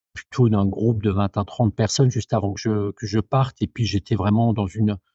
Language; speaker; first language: French; native; French